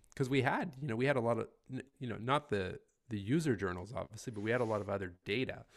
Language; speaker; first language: English; native; English